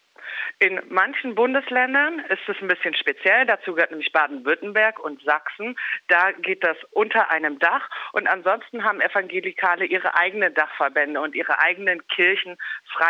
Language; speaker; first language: German; native; German